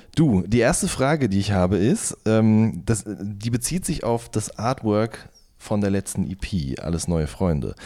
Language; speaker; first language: German; native; German